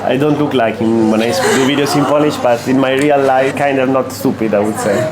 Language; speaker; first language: English; non-native, fluent; Italian